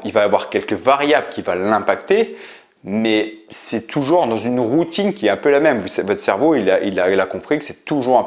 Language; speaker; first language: French; native; French